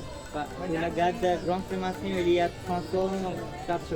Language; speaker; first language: French; non-native, learner; Hindi